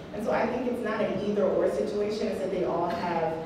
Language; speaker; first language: English; native; English